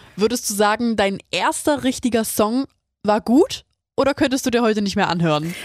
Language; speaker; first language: German; native; German